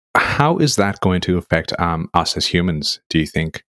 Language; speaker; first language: English; non-native, local second language; Nepali